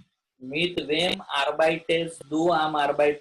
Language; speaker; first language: German; non-native, learner; Gujarati